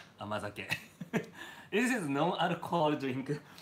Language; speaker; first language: English; non-native, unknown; Japanese